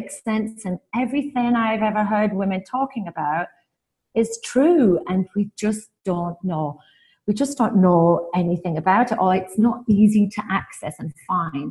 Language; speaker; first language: English; native; English